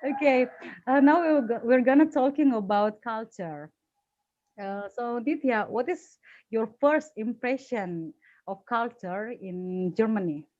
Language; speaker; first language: English; non-native, fluent; Indonesian